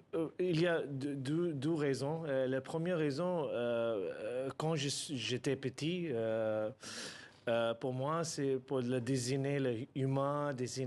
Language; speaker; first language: French; non-native, learner; Urdu